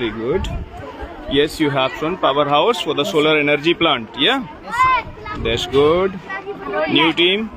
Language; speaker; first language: English; non-native, local second language; Hindi